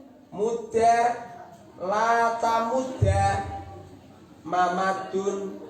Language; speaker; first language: Arabic; non-native, fluent; Indonesian